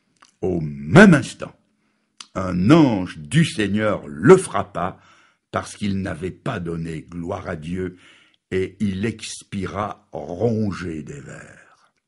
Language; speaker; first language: French; native; French